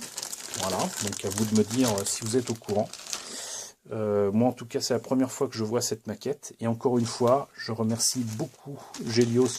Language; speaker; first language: French; native; French